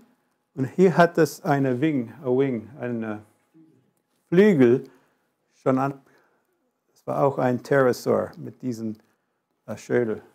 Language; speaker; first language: German; non-native, fluent; English